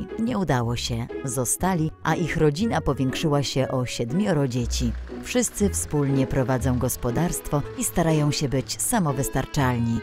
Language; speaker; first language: Polish; native; Polish